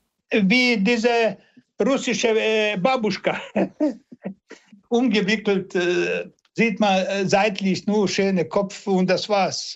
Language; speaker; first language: German; non-native, learner; Serbian